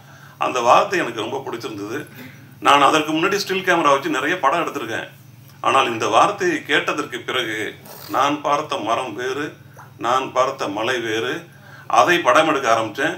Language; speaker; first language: Tamil; native; Tamil